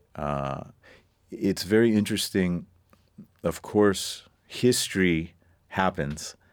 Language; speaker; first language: English; native; English